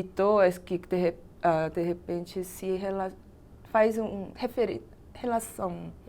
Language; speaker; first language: Portuguese; non-native, fluent; Korean